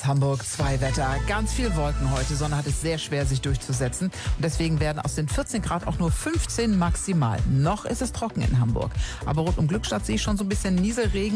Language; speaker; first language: German; native; German